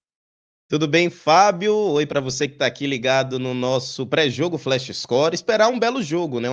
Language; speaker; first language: Portuguese; native; Portuguese